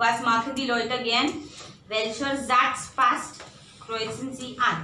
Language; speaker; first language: German; non-native, fluent; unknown